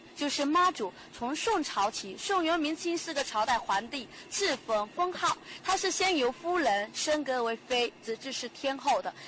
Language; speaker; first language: Chinese; native; Chinese